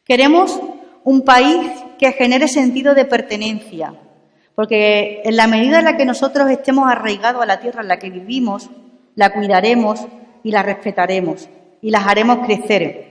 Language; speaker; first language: Spanish; native; Spanish